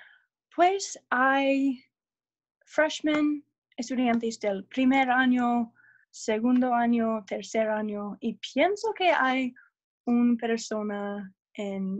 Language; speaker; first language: Spanish; non-native, learner; English